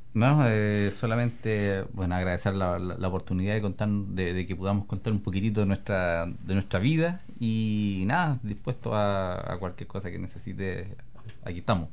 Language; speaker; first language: Spanish; native; Spanish